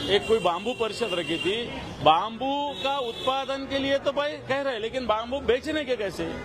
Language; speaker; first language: Hindi; non-native, local second language; Marathi